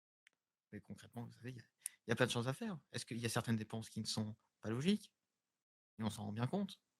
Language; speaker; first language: French; native; French